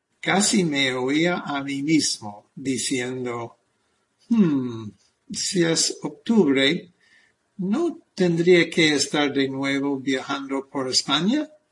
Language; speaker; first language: Spanish; non-native, fluent; English